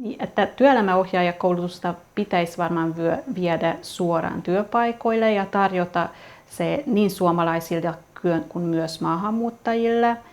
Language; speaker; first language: Finnish; non-native, fluent; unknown